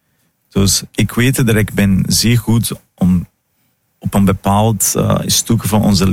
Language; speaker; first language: Dutch; non-native, fluent; Italian